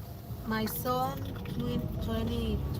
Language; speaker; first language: English; non-native, learner; Spanish